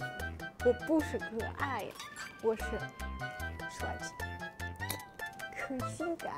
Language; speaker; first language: Chinese; non-native, learner; Russian